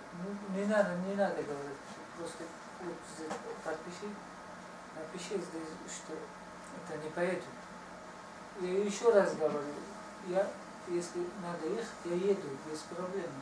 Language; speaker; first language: Russian; non-native, learner; Tajik